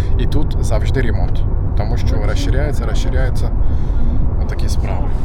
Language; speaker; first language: Ukrainian; non-native, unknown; Turkish